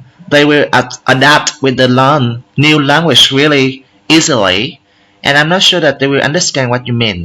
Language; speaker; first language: English; non-native, learner; Vietnamese